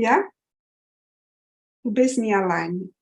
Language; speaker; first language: German; non-native, learner; Portuguese